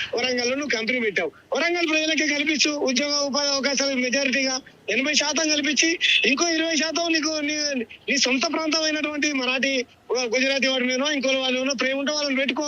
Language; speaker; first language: Telugu; native; Telugu